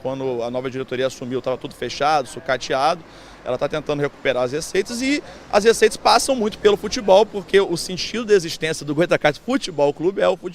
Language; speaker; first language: Portuguese; native; Portuguese